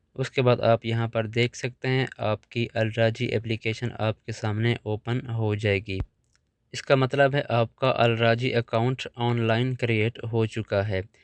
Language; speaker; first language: Urdu; non-native, local second language; Punjabi